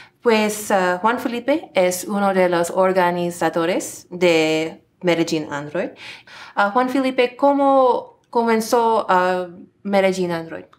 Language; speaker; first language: Spanish; non-native, learner; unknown